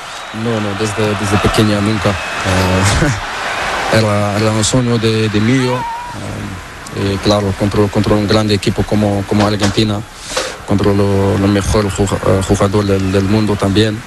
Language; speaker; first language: Spanish; non-native, learner; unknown